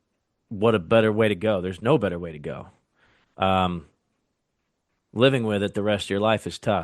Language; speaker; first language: English; native; English